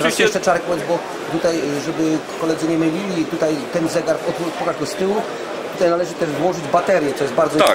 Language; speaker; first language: Polish; native; Polish